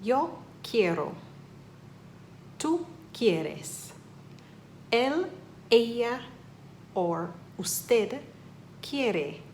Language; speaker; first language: Spanish; non-native, fluent; English